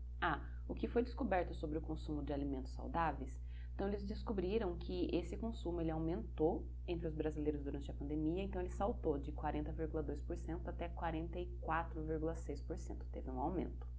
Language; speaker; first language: Portuguese; native; Portuguese